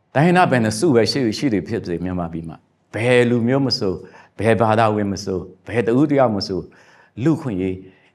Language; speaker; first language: Burmese; non-native, local second language; Shan